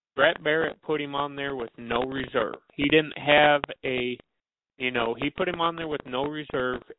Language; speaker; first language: English; native; English